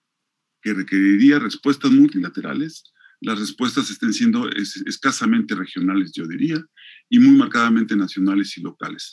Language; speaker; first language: Spanish; native; Spanish